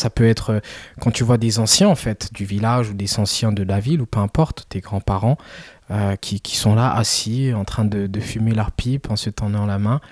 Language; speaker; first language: French; early bilingual, other home language; Kinyarwanda